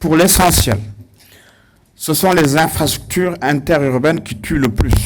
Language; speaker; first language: French; non-native, local second language; Wolof